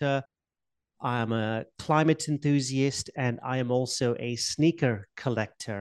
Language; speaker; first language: English; non-native, local second language; Gujarati